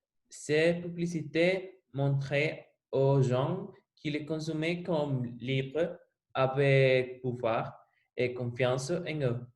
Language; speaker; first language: French; non-native, learner; Spanish